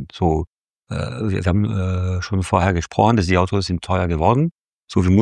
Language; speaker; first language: German; non-native, fluent; French